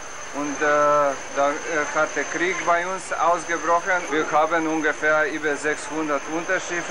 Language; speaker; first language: German; non-native, learner; Bosnian